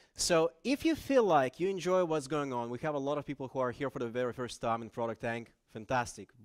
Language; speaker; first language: English; non-native, fluent; Lithuanian